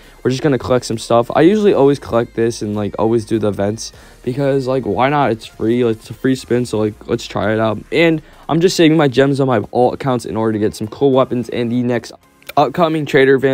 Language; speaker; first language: English; native; English